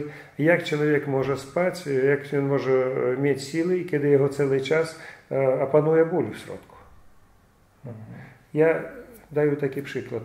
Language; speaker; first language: Polish; non-native, fluent; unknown